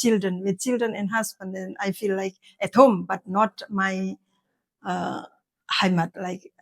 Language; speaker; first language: English; non-native, learner; Indonesian